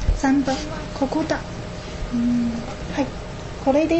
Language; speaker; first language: Japanese; non-native, learner; Chinese